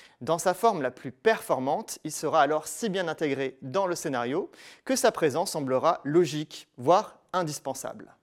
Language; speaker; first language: French; native; French